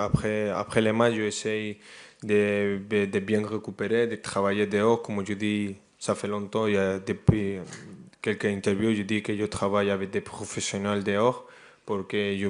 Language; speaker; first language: French; non-native, fluent; Spanish